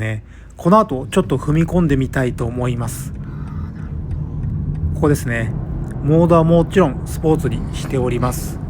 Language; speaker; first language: Japanese; native; Japanese